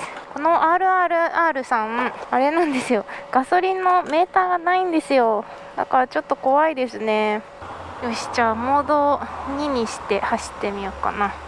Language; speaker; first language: Japanese; native; Japanese